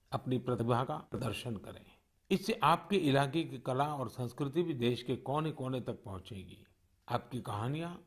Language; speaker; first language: Hindi; non-native, local second language; Gujarati